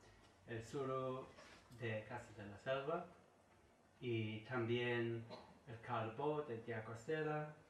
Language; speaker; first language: Spanish; non-native, learner; English